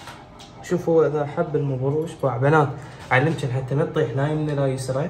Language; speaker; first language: Arabic; native; Arabic